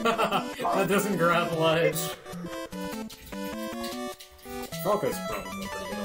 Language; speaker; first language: English; native; English